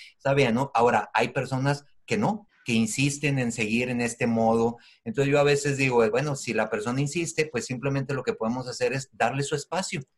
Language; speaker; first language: Spanish; native; Spanish